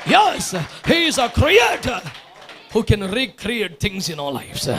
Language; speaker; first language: English; non-native, local second language; Telugu